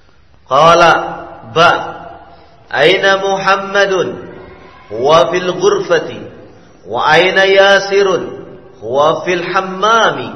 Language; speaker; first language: Arabic; non-native, fluent; Indonesian